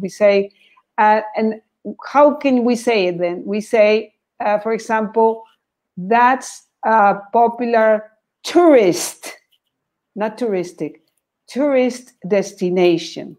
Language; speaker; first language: English; non-native, fluent; Spanish